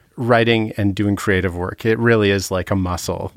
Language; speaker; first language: English; native; English